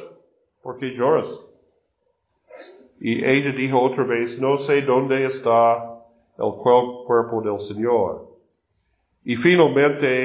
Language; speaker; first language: Spanish; non-native, learner; English